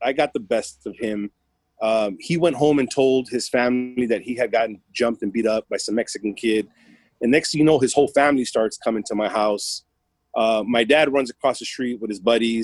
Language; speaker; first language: English; early bilingual, other home language; Spanish